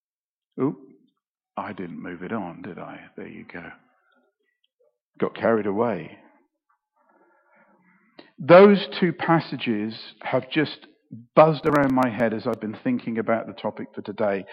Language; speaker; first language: English; native; English